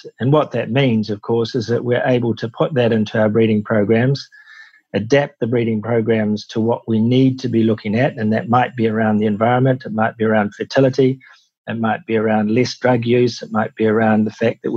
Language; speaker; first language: English; native; English